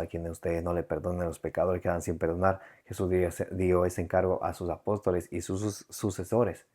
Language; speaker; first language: Spanish; native; Spanish